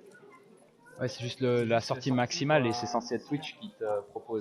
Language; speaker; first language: French; native; French